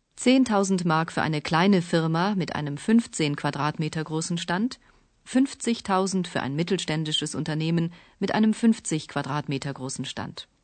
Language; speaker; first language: German; native; German